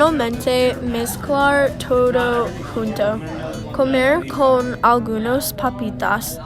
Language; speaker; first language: Spanish; non-native, learner; English